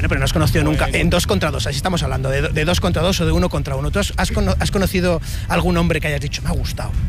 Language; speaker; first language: Spanish; native; Spanish